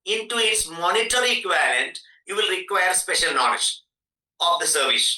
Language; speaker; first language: English; non-native, local second language; Malayalam